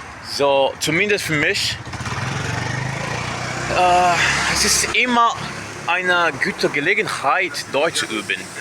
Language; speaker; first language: German; non-native, learner; Portuguese